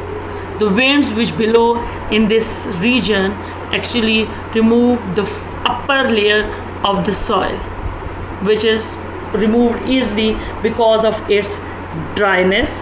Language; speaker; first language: English; non-native, local second language; Urdu